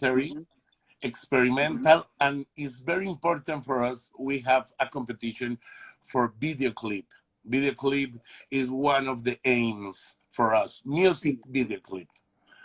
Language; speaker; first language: English; non-native, learner; Spanish